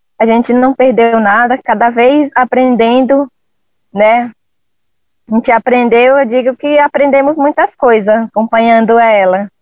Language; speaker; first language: Portuguese; non-native, local second language; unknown